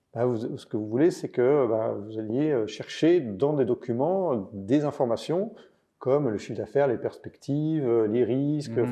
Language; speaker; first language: French; native; French